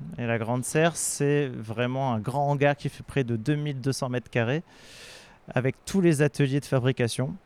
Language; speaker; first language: French; native; French